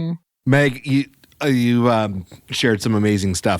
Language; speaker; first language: English; native; English